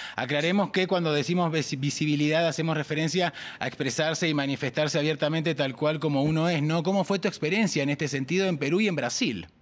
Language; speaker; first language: Spanish; native; Spanish